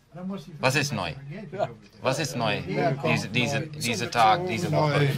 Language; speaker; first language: German; non-native, learner; Dutch